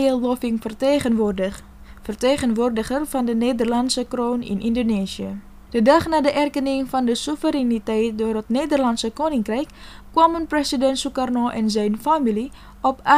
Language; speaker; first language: Dutch; non-native, fluent; Indonesian